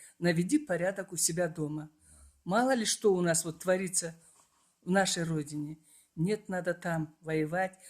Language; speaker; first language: Russian; non-native, local second language; Karachay-Balkar